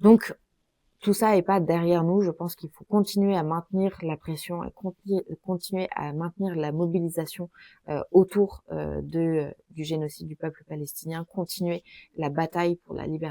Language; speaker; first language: French; native; French